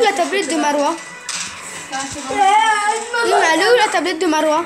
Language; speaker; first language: French; native; French